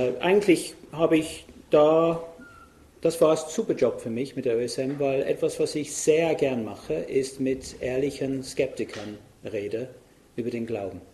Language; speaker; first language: German; non-native, fluent; English